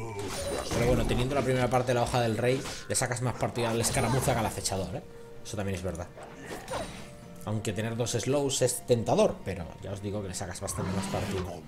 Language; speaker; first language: Spanish; native; Spanish